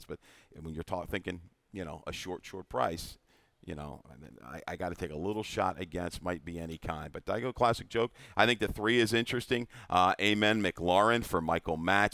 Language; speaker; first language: English; native; English